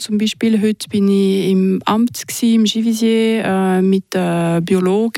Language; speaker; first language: German; non-native, local second language; French